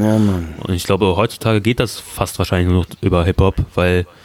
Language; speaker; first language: German; early bilingual, other home language; Turkish